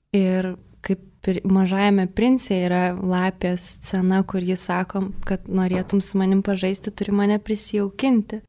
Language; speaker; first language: Lithuanian; early bilingual, heritage; Russian